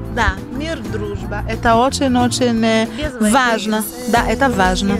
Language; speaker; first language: Russian; non-native, learner; Portuguese